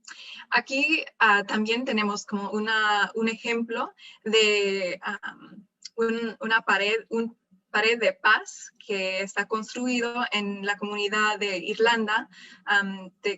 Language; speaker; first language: Spanish; non-native, fluent; English